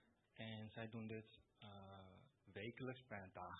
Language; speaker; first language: Dutch; early bilingual, other home language; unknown